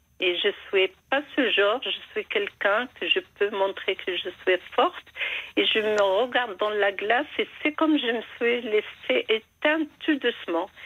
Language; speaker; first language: French; non-native, fluent; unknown